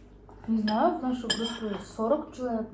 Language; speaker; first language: Russian; non-native, local second language; Kazakh